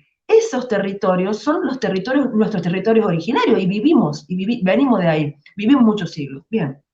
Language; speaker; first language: Spanish; native; Spanish